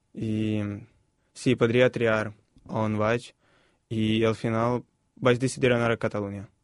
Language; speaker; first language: Catalan; non-native, fluent; Ukrainian